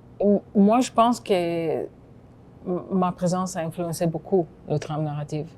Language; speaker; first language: French; non-native, fluent; Hebrew